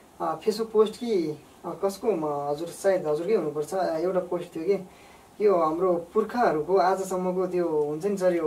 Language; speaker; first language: Nepali; native; Nepali